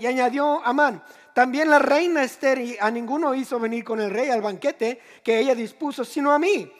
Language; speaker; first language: Spanish; native; Spanish